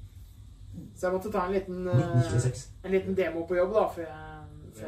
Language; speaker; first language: Norwegian; native; Norwegian